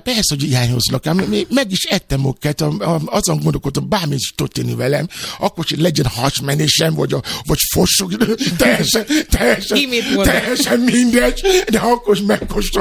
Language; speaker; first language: Hungarian; non-native, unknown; Yoruba